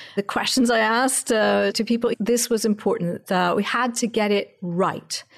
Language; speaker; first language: English; native; English